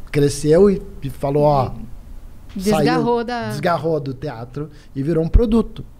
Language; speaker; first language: Portuguese; native; Portuguese